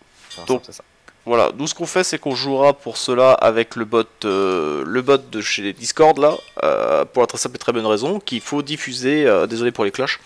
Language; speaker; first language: French; native; French